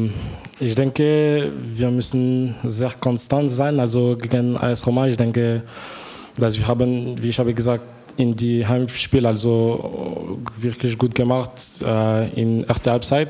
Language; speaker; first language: German; non-native, fluent; French